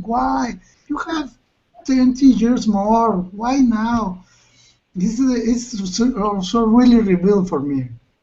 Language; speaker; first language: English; non-native, learner; Spanish